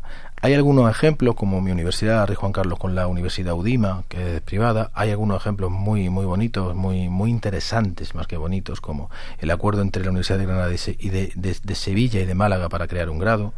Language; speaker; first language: Spanish; native; Spanish